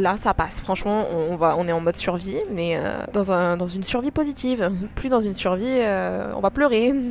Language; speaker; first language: French; native; French